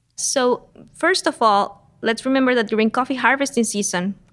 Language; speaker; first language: English; non-native, fluent; Spanish